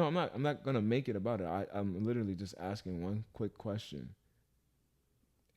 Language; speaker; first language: English; native; English